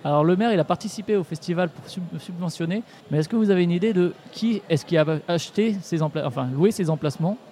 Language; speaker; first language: French; native; French